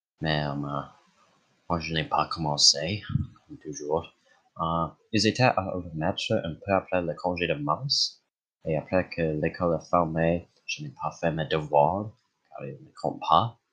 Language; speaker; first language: French; non-native, local second language; English